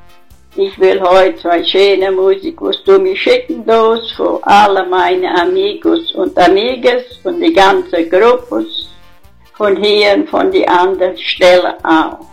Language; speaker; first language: German; early bilingual, heritage; German